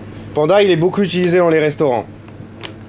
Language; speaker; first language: French; native; French